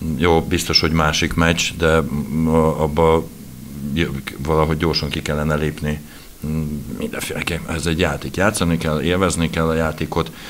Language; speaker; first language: Hungarian; non-native, fluent; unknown